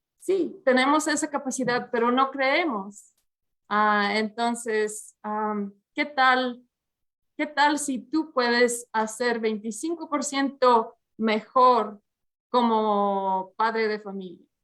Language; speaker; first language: Spanish; early bilingual, heritage; English